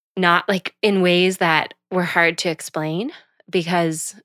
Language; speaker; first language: English; native; English